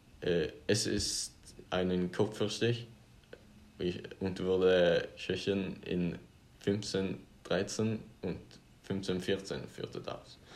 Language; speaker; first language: German; non-native, learner; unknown